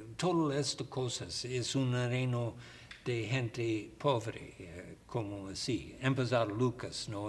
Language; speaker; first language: Spanish; non-native, learner; English